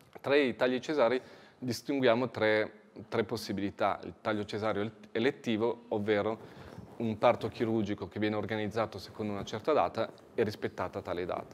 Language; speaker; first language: Italian; native; Italian